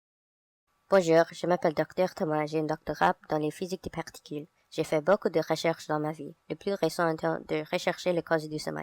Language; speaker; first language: French; non-native, learner; English